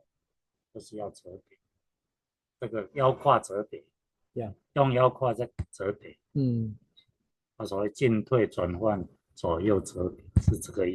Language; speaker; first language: Chinese; native; Chinese